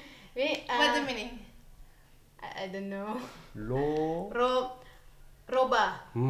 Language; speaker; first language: English; non-native, learner; Indonesian